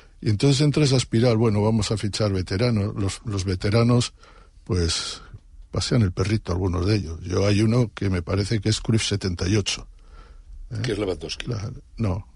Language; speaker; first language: Spanish; native; Spanish